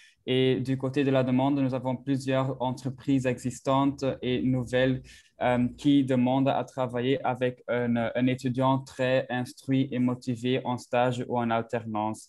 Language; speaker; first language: French; non-native, local second language; Dutch